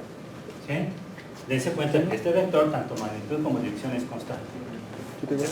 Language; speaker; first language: Spanish; native; Spanish